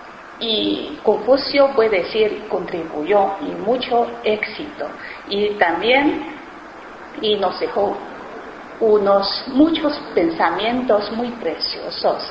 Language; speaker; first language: Spanish; non-native, fluent; Chinese